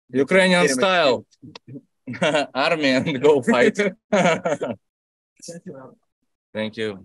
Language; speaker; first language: English; non-native, learner; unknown